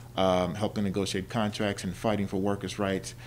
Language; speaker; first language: English; native; English